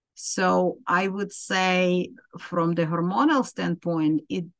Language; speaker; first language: English; non-native, fluent; Ukrainian